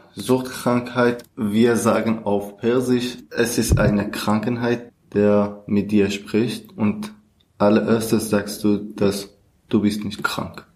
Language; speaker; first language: German; non-native, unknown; Kurdish